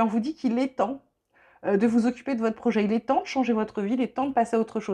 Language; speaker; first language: French; native; French